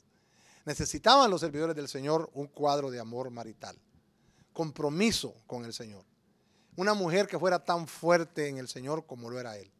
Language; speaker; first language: Spanish; native; Spanish